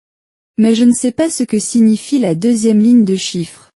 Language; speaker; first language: French; non-native, learner; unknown